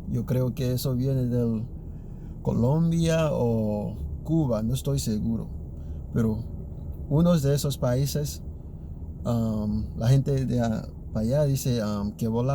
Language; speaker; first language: Spanish; early bilingual, other home language; Haitian Creole